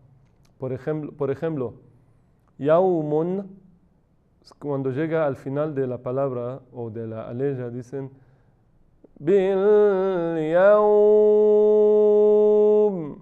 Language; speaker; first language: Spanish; non-native, fluent; Persian